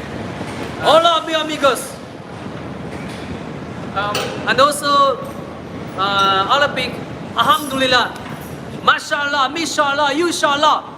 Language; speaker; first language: English; non-native, learner; Chinese